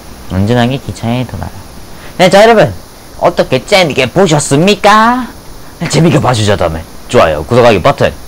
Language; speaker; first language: Korean; native; Korean